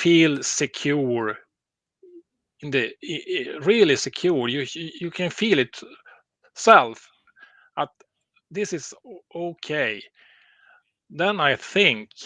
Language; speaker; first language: English; non-native, learner; Swedish